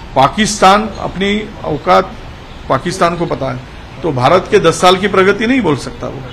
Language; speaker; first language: Hindi; non-native, local second language; Marathi